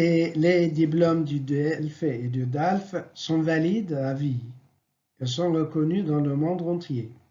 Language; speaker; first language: French; non-native, fluent; Arabic